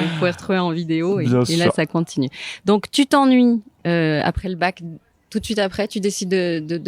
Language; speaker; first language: French; native; French